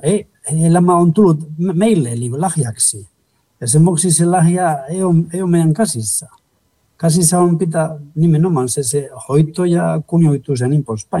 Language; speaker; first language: Finnish; non-native, fluent; Spanish